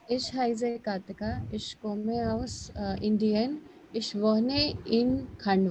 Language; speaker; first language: German; non-native, learner; Hindi